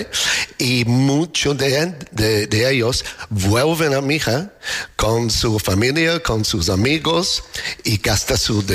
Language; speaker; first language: Spanish; non-native, learner; English